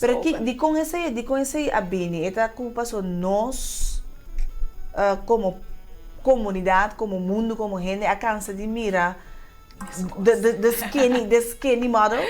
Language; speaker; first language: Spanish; non-native, fluent; Papiamento